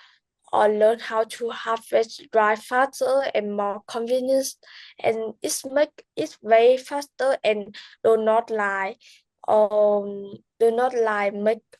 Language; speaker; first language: English; non-native, learner; Vietnamese